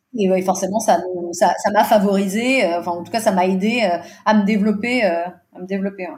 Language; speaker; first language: French; early bilingual, other home language; Portuguese